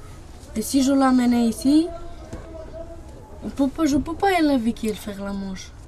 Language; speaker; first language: French; non-native, learner; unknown